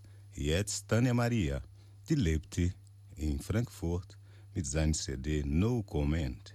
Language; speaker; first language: German; non-native, learner; Portuguese